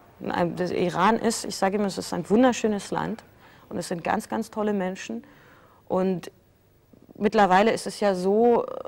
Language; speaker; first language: German; early bilingual, other home language; Persian